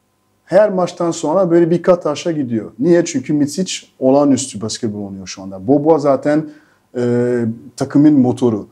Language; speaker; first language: Turkish; non-native, fluent; French